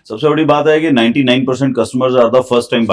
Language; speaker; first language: English; non-native, local second language; Hindi